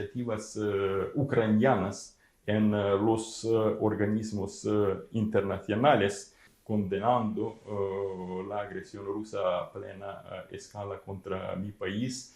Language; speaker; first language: Spanish; non-native, fluent; Ukrainian